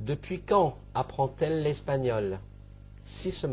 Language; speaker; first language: French; non-native, fluent; Chinese